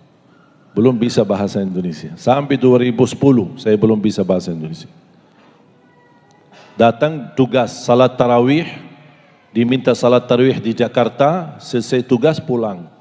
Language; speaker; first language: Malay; non-native, fluent; Arabic